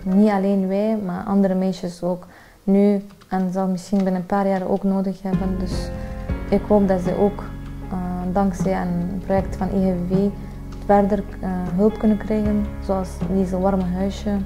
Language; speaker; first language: Dutch; early bilingual, other home language; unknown